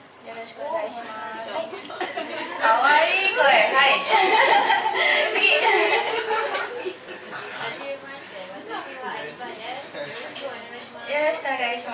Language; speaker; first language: Japanese; non-native, fluent; Malay